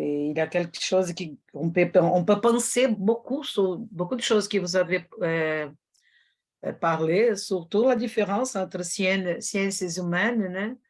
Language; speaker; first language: French; non-native, fluent; Portuguese